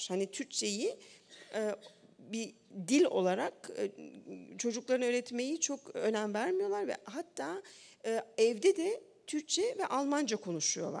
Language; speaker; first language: Turkish; early bilingual, heritage; Turkish